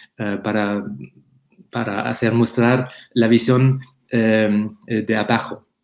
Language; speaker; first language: Spanish; non-native, fluent; German